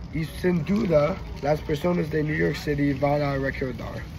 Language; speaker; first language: Spanish; non-native, learner; English